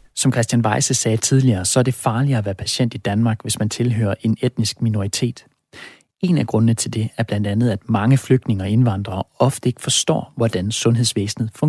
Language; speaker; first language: Danish; native; Danish